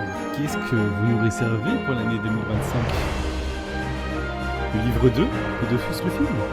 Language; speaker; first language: French; native; French